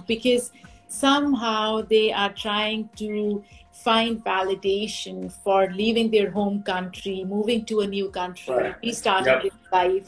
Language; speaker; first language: English; non-native, local second language; Urdu